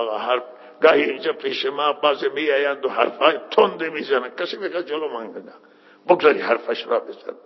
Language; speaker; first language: Persian; non-native, local second language; Baluchi